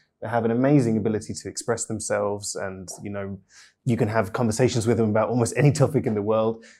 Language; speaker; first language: English; native; English